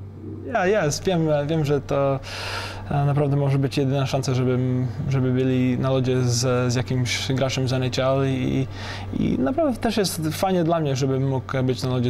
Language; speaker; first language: Polish; early bilingual, heritage; English